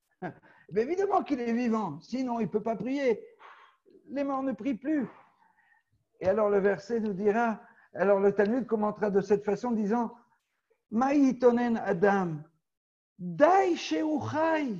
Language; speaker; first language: French; native; French